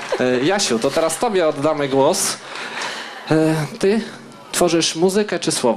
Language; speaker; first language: Polish; native; Polish